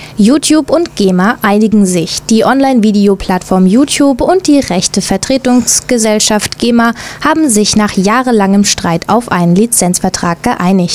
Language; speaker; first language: German; native; German